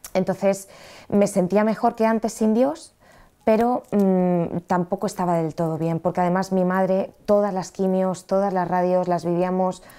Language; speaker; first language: Spanish; native; Spanish